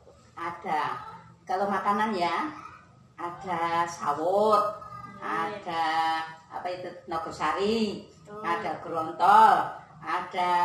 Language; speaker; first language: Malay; non-native, local second language; Javanese